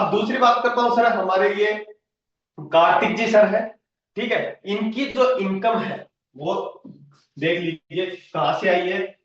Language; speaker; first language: Hindi; native; Hindi